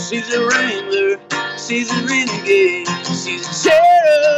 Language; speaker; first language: English; native; English